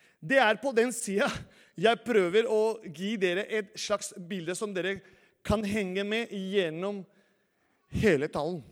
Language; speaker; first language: Norwegian; non-native, fluent; Spanish